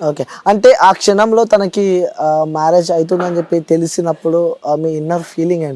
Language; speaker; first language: Telugu; native; Telugu